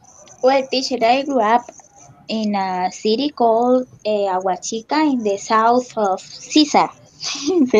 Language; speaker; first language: English; non-native, learner; Spanish